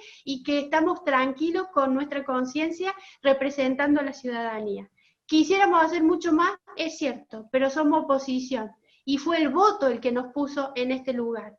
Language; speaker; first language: Spanish; native; Spanish